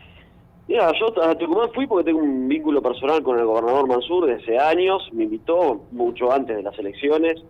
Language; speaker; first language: Spanish; native; Spanish